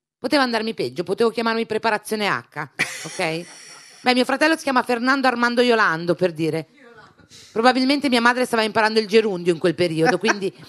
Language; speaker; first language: Italian; native; Italian